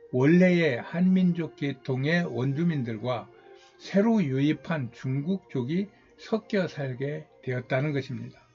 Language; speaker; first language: Korean; native; Korean